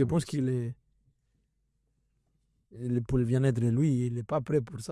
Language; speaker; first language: French; non-native, fluent; Spanish